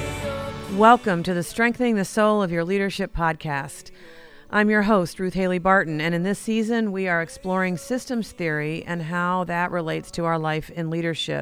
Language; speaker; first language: English; native; English